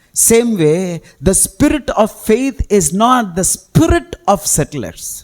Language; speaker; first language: English; non-native, local second language; Tamil